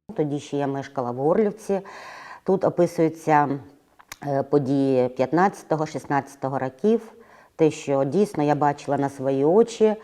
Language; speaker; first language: Ukrainian; non-native, local second language; Russian